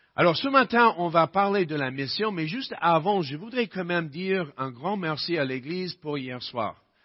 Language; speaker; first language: French; non-native, fluent; English